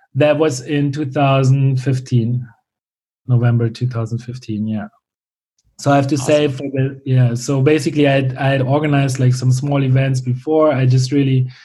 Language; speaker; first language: English; non-native, fluent; German